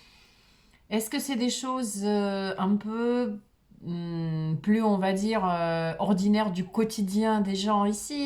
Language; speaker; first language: French; non-native, fluent; Russian